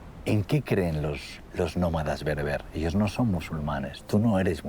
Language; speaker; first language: Spanish; native; Spanish